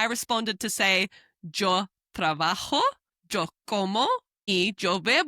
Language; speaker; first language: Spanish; non-native, fluent; English